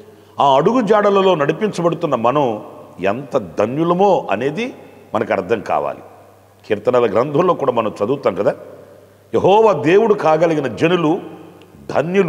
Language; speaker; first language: Telugu; native; Telugu